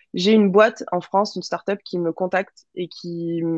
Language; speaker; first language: French; native; French